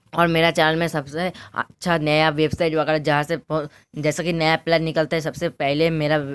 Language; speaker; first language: Hindi; non-native, local second language; Bangla